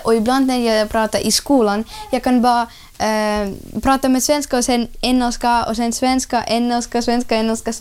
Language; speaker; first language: Swedish; non-native, learner; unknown